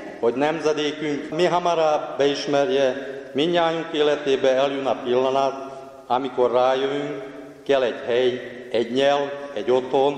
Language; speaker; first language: Hungarian; native; Hungarian